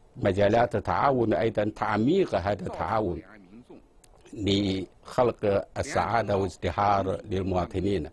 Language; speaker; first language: Arabic; non-native, fluent; Chinese